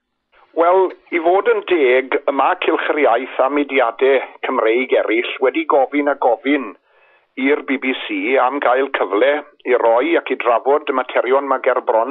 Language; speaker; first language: Welsh; native; Welsh